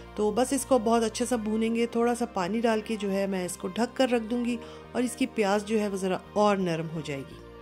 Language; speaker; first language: Urdu; native; Urdu